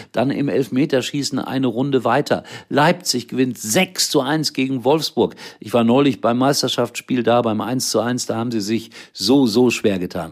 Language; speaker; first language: German; native; German